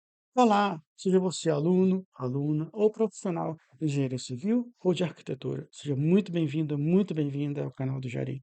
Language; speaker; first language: Portuguese; native; Portuguese